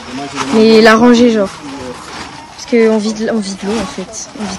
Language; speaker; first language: French; native; French